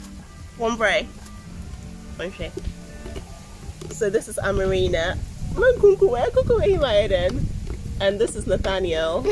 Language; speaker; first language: English; non-native, local second language; Akan